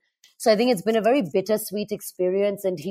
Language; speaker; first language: English; non-native, local second language; Urdu